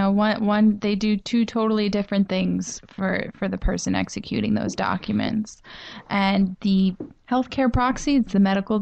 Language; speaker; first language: English; native; English